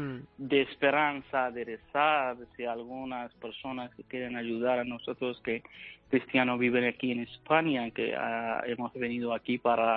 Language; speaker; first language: Spanish; non-native, learner; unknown